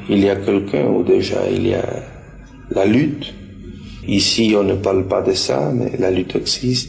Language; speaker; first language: French; non-native, fluent; Spanish